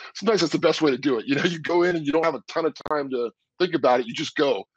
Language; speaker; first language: English; native; English